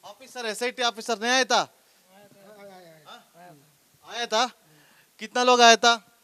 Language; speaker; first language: Hindi; non-native, local second language; Kannada